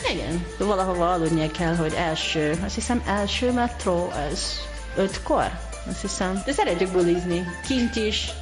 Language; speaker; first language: Hungarian; non-native, learner; Japanese